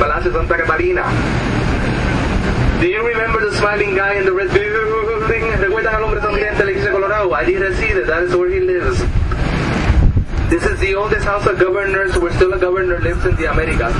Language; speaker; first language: English; non-native, local second language; Spanish